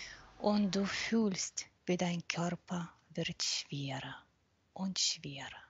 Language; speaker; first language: German; non-native, fluent; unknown